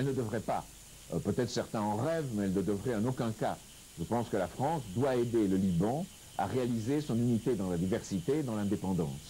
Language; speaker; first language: French; native; French